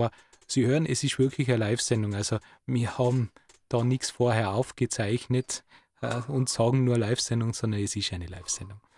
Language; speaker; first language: German; native; German